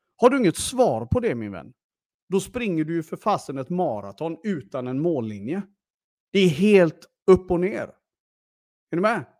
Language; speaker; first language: Swedish; early bilingual, other home language; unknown